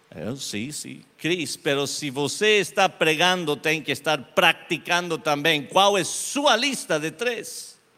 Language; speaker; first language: Portuguese; non-native, learner; Spanish